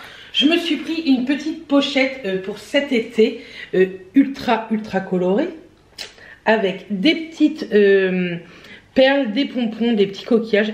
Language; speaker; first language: French; native; French